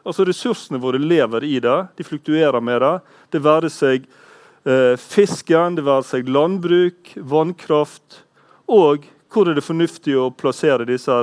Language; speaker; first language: Norwegian; native; Norwegian